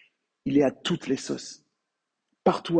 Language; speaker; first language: French; native; French